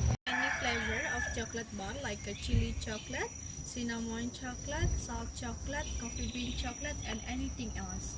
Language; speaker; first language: English; non-native, fluent; Indonesian